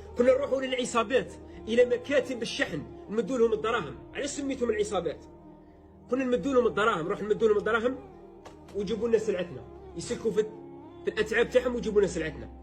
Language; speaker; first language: Arabic; native; Arabic